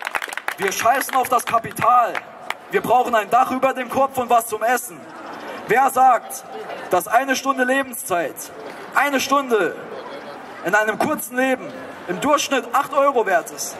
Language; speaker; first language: German; native; German